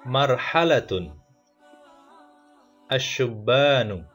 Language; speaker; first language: Arabic; non-native, learner; Indonesian